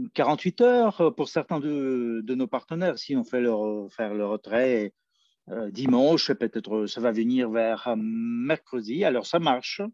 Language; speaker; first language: French; non-native, fluent; Spanish